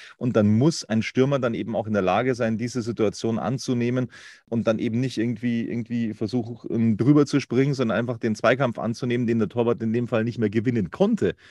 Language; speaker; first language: German; native; German